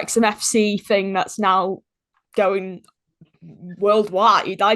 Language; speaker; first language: English; native; English